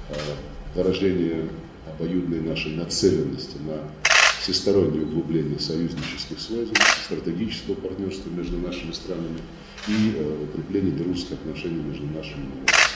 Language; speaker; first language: Russian; native; Russian